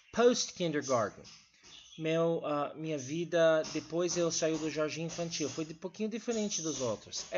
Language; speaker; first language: Portuguese; non-native, learner; English